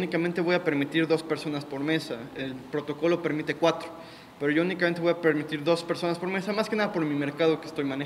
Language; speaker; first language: Spanish; native; Spanish